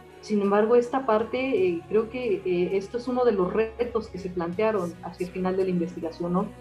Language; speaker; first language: Spanish; native; Spanish